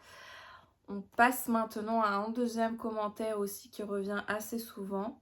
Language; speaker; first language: French; non-native, local second language; Arabic